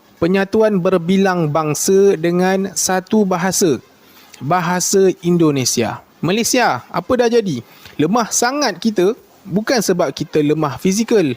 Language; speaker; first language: Malay; native; Malay